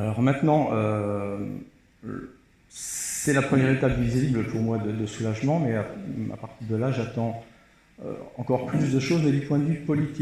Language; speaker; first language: French; native; French